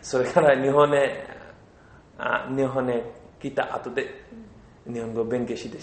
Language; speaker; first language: Japanese; non-native, learner; Bangla